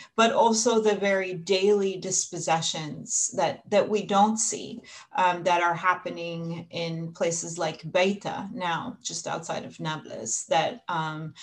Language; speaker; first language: English; native; English